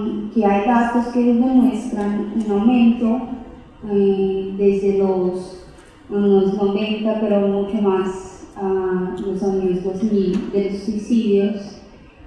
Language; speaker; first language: Spanish; non-native, fluent; Portuguese